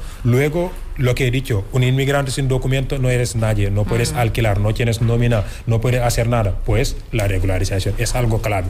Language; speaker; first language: Spanish; non-native, fluent; Wolof